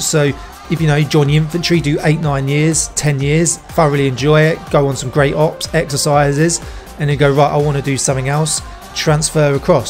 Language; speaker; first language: English; native; English